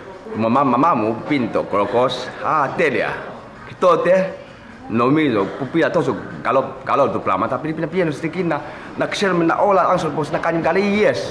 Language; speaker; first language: Greek; non-native, learner; Chinese